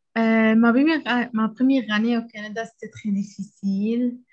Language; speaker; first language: French; non-native, learner; Arabic